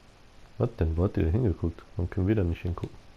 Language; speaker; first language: German; native; German